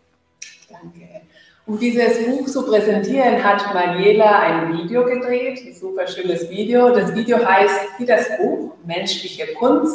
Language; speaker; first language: German; non-native, fluent; Spanish